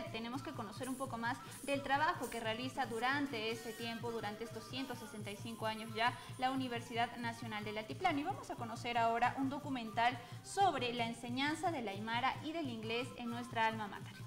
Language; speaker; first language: Spanish; native; Spanish